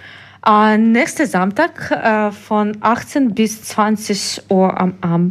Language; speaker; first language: German; non-native, learner; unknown